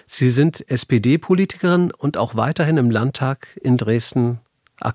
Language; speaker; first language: German; native; German